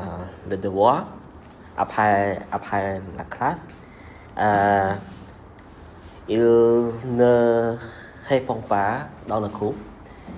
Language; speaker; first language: French; non-native, learner; Vietnamese